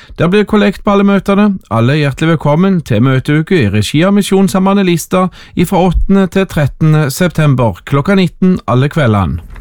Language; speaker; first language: Norwegian; native; Norwegian